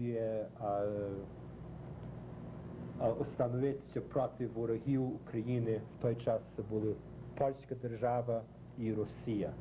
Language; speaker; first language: Ukrainian; early bilingual, heritage; Ukrainian